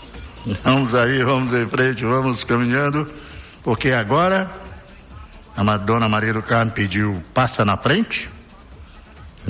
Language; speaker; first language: Portuguese; native; Portuguese